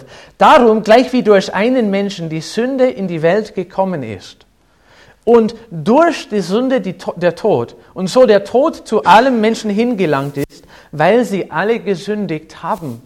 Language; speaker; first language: German; non-native, fluent; English